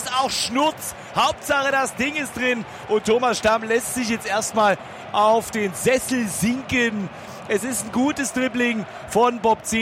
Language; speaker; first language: German; native; German